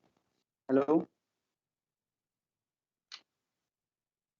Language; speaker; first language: English; non-native, learner; Bangla